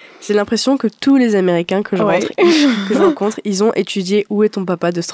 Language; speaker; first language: French; native; French